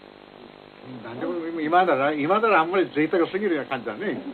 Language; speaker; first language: Japanese; native; Japanese